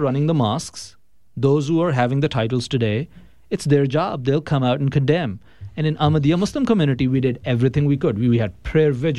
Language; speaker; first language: English; non-native, local second language; Urdu